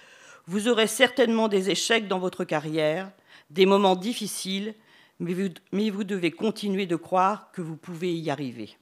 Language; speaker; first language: French; native; French